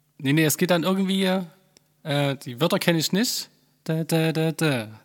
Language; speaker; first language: German; native; German